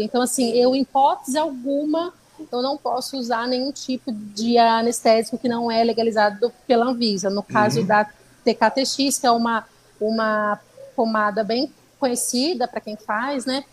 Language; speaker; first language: Portuguese; native; Portuguese